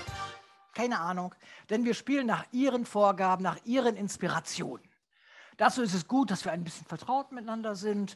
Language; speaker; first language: German; native; German